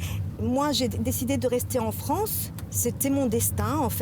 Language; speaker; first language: French; non-native, local second language; Arabic